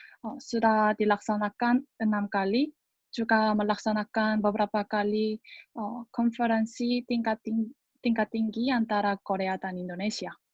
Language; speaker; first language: Indonesian; non-native, learner; Korean